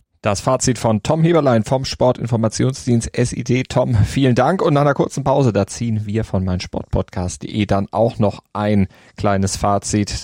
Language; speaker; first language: German; native; German